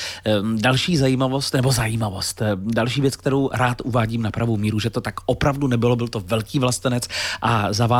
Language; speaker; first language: Czech; native; Czech